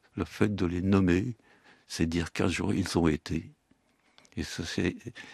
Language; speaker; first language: French; early bilingual, other home language; Yiddish